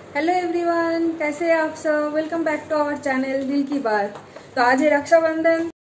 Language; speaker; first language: Hindi; non-native, local second language; Bangla